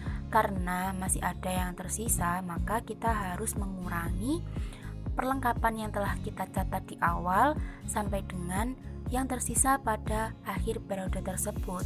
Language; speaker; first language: Indonesian; native; Indonesian